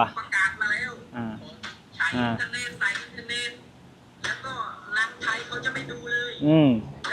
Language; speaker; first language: Thai; non-native, fluent; Khmer